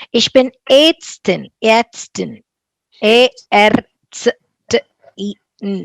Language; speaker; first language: German; non-native, fluent; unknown